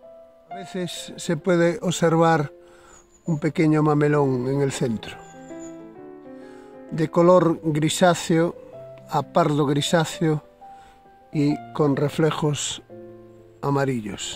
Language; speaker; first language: Spanish; native; Spanish